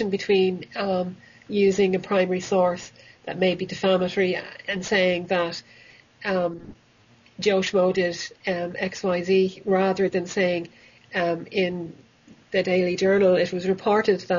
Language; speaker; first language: English; native; English